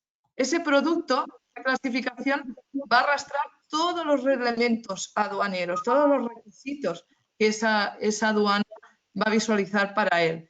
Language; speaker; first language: Spanish; native; Spanish